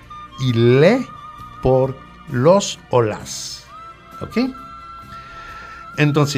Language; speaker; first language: Spanish; non-native, fluent; French